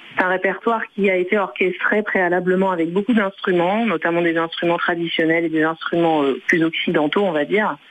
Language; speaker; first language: French; early bilingual, other home language; Arabic